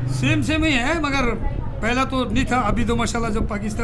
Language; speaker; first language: Hindi; non-native, local second language; Bangla